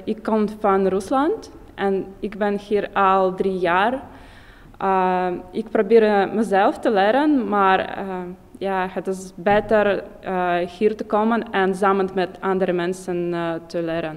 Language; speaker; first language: Dutch; non-native, learner; Russian